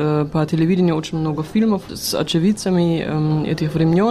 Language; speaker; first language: Russian; non-native, fluent; German